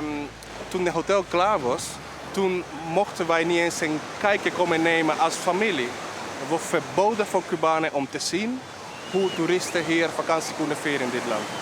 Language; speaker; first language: Dutch; non-native, fluent; Spanish